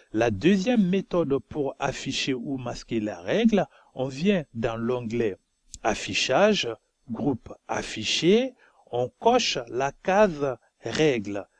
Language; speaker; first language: French; non-native, local second language; Bambara